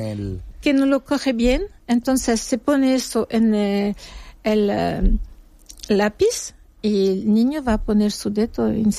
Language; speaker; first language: Spanish; non-native, fluent; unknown